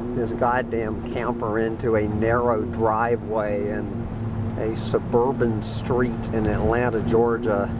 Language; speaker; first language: English; native; English